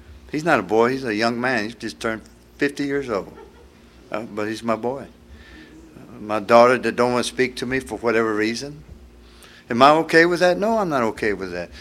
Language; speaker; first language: English; early bilingual, other home language; Spanish